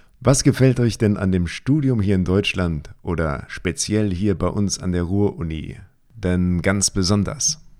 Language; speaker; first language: German; native; German